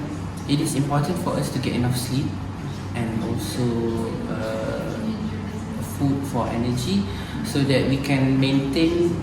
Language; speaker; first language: English; non-native, local second language; Malay